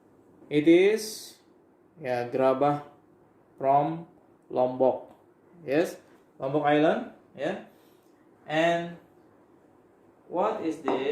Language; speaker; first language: English; non-native, learner; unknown